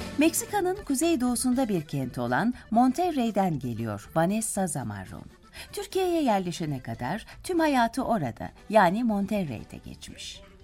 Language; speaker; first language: Turkish; native; Turkish